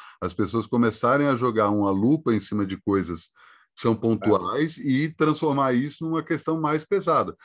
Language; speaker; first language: Portuguese; native; Portuguese